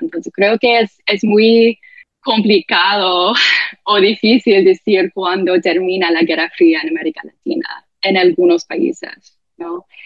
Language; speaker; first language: Spanish; non-native, fluent; English